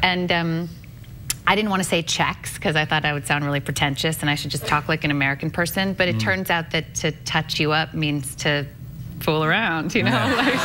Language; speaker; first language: English; native; English